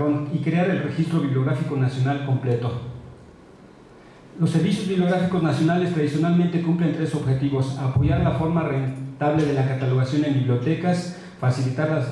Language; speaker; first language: Spanish; native; Spanish